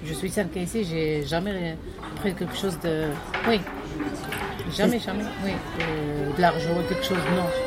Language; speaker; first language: French; non-native, learner; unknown